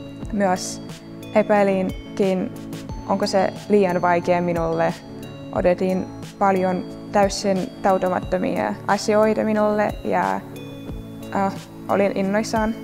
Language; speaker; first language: Finnish; non-native, learner; Russian